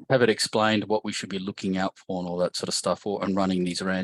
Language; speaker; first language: English; native; English